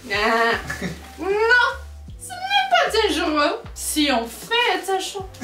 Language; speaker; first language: French; non-native, learner; English